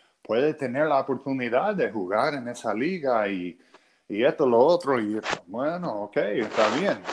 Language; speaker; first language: Spanish; non-native, fluent; English